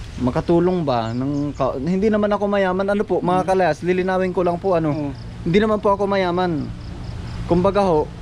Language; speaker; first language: Filipino; native; Filipino